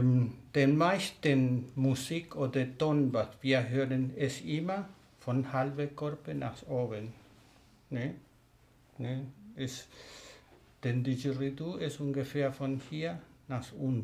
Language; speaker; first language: German; non-native, learner; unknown